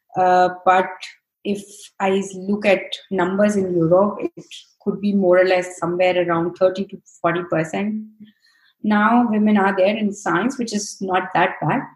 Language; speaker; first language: English; non-native, local second language; Hindi